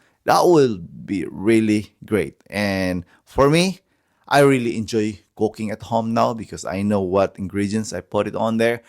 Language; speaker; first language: English; non-native, fluent; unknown